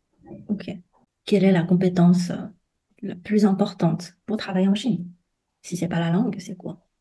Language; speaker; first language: French; non-native, fluent; Chinese